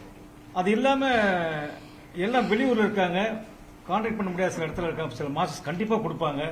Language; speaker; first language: Tamil; native; Tamil